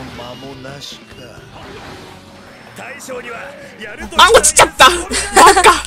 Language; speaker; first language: Japanese; native; Japanese